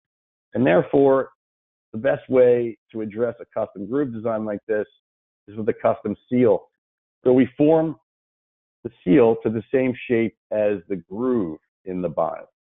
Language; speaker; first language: English; native; English